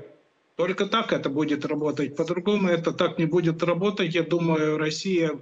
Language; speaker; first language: Russian; non-native, local second language; Latvian